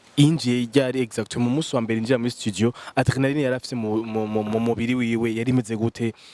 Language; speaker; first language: Rundi; native; Rundi